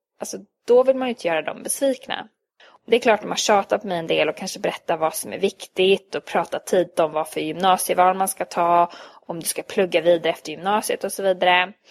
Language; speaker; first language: Swedish; early bilingual, other home language; Hungarian